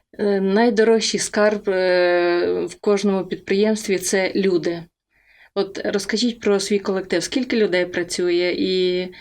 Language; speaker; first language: Ukrainian; native; Ukrainian